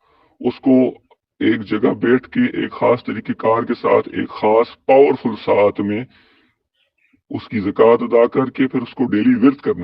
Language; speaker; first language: Urdu; native; Urdu